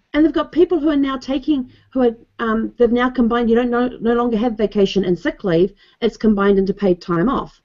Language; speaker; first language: English; native; English